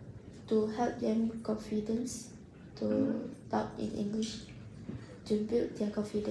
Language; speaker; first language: English; non-native, learner; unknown